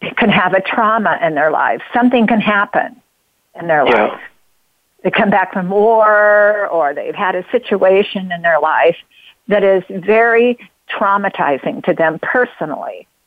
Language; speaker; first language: English; native; English